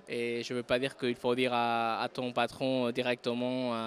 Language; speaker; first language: French; non-native, fluent; Spanish